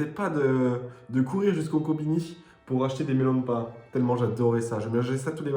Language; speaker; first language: French; native; French